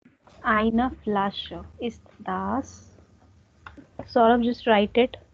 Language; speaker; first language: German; non-native, fluent; Hindi